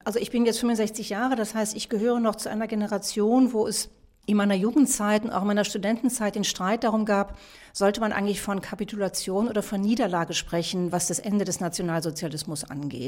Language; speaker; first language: German; native; German